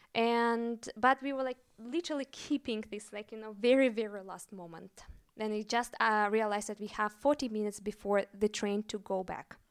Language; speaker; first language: English; non-native, fluent; Russian